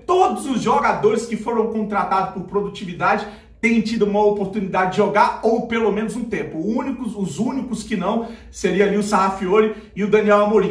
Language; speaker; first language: Portuguese; native; Portuguese